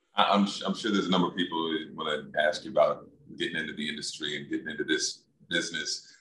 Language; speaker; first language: English; native; English